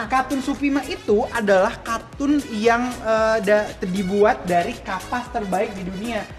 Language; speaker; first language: Indonesian; native; Indonesian